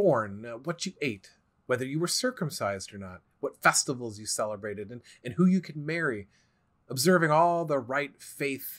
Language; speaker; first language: English; native; English